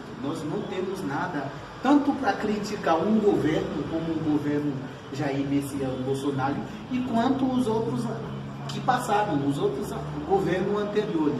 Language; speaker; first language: Portuguese; non-native, fluent; Haitian Creole